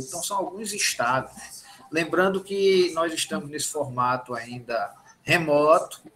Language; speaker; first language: Portuguese; native; Portuguese